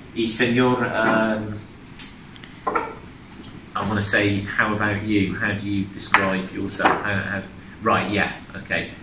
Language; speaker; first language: English; native; English